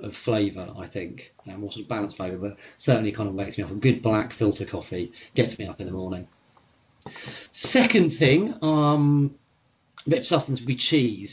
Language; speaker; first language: English; native; English